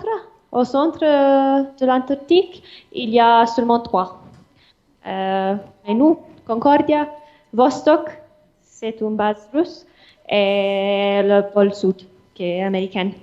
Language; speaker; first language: French; non-native, learner; English